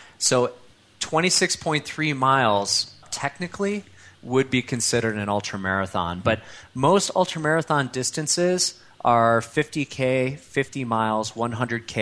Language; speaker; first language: English; native; English